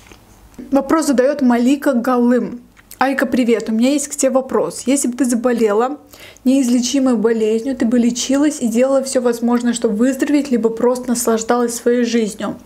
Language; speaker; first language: Russian; native; Russian